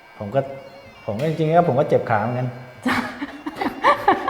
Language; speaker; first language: Thai; native; Thai